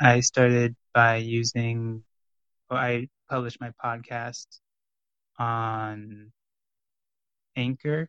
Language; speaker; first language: English; native; English